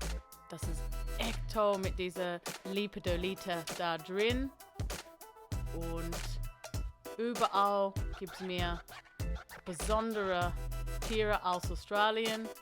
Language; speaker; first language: German; non-native, learner; English